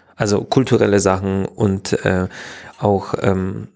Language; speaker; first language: German; non-native, fluent; Polish